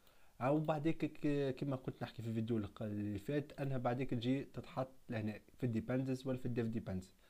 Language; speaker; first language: Arabic; native; Arabic